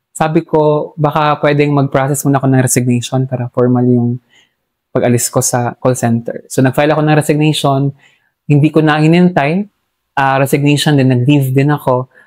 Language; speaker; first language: Filipino; non-native, local second language; Hiligaynon